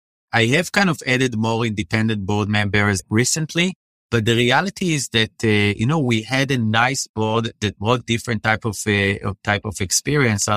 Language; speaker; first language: English; non-native, fluent; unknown